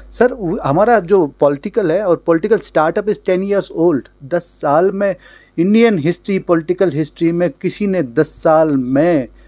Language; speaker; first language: Hindi; non-native, local second language; Kashmiri